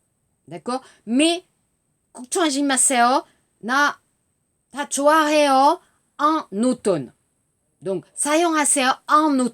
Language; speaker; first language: Korean; non-native, learner; French